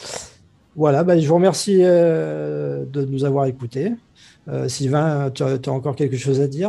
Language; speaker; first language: French; native; French